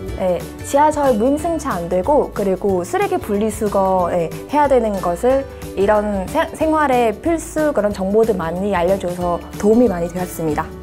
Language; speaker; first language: Korean; non-native, learner; Vietnamese